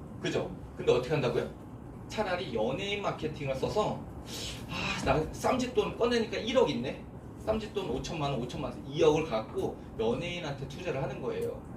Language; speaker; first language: Korean; native; Korean